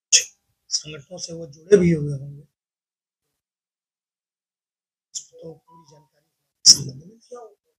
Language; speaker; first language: Hindi; native; Hindi